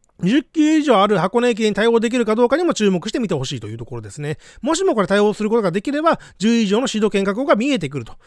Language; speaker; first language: Japanese; native; Japanese